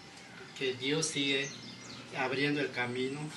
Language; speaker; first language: Spanish; non-native, local second language; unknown